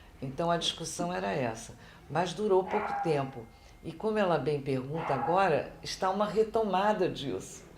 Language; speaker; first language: Portuguese; native; Portuguese